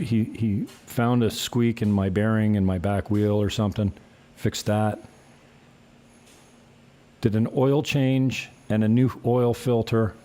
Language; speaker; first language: English; native; English